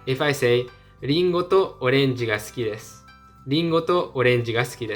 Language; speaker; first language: Japanese; non-native, fluent; English